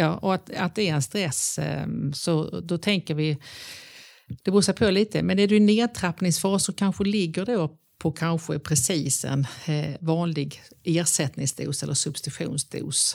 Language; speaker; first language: Swedish; native; Swedish